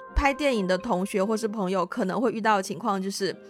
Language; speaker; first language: Chinese; native; Chinese